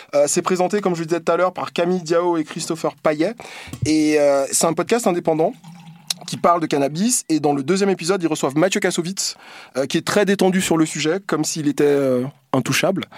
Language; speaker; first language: French; native; French